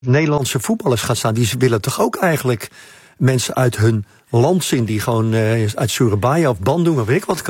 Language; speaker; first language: Dutch; native; Dutch